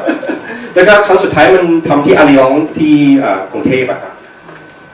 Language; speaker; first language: Thai; early bilingual, heritage; Thai